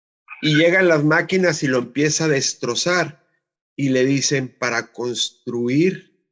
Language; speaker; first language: Spanish; native; Spanish